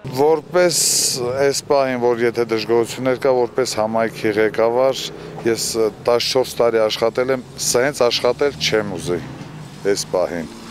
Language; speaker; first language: Armenian; native; Armenian